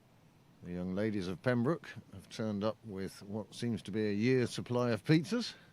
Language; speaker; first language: English; native; English